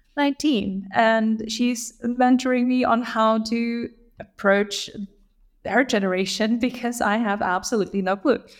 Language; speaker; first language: English; non-native, fluent; Lithuanian